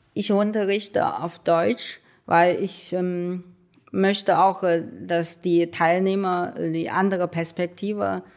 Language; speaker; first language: German; non-native, fluent; Chinese